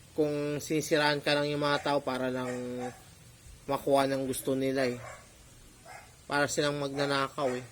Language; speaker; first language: Filipino; non-native, local second language; Pangasinan